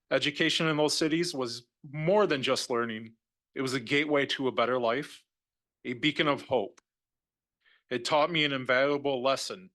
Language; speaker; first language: English; native; English